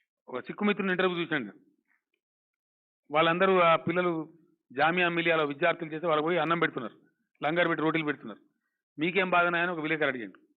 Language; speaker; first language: Telugu; native; Telugu